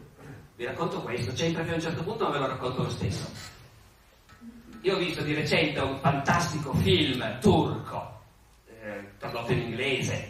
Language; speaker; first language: Italian; native; Italian